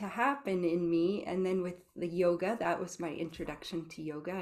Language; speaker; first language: English; native; English